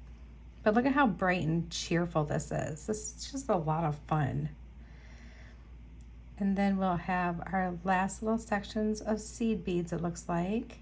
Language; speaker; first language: English; native; English